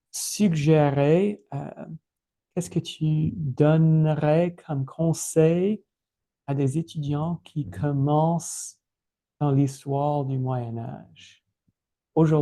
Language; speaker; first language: French; non-native, fluent; English